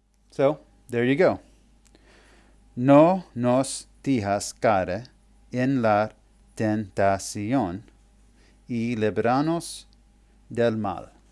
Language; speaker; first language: Spanish; non-native, learner; English